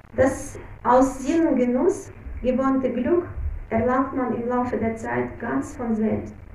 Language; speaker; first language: German; non-native, fluent; Russian